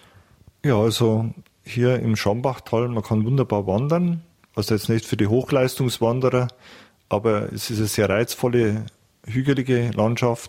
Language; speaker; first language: German; native; German